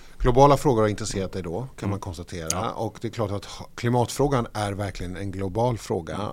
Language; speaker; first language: Swedish; native; Swedish